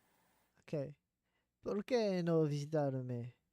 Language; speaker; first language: Spanish; non-native, learner; English